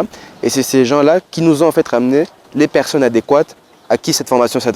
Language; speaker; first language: French; non-native, local second language; Lingala